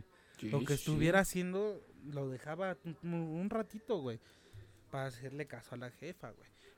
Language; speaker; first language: Spanish; native; Spanish